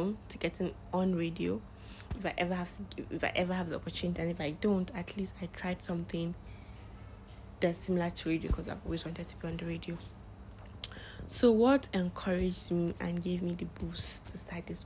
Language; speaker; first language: English; non-native, local second language; Hausa